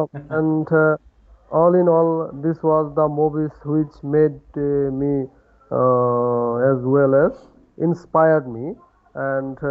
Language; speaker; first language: English; non-native, learner; Bangla